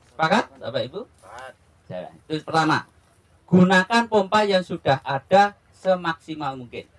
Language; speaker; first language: Indonesian; non-native, local second language; Javanese